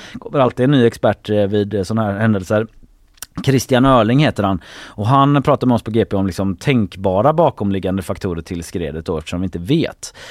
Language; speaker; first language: Swedish; native; Swedish